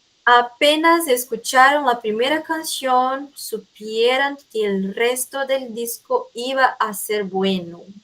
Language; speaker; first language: Spanish; non-native, fluent; Portuguese